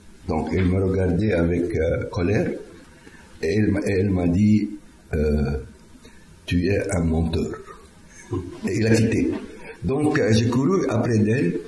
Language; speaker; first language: French; non-native, fluent; Arabic